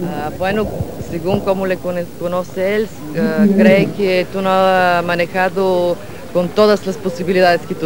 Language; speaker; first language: Spanish; non-native, fluent; Bulgarian